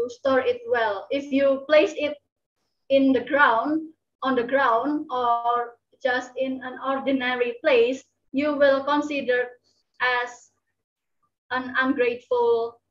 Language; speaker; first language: English; non-native, fluent; Indonesian